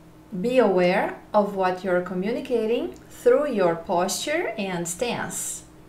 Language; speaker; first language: English; non-native, fluent; Portuguese